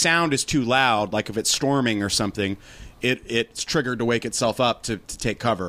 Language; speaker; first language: English; native; English